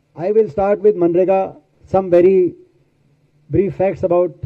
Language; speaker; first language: English; non-native, local second language; Hindi